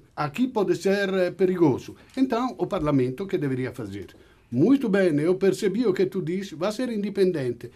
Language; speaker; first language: Portuguese; non-native, fluent; Italian